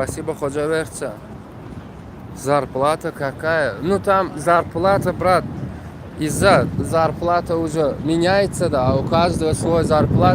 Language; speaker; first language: Russian; non-native, fluent; Turkmen